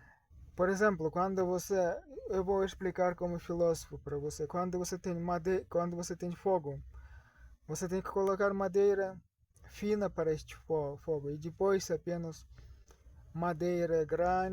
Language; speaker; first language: Portuguese; non-native, learner; Russian